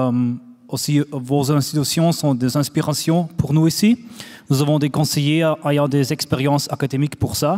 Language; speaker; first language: French; non-native, fluent; German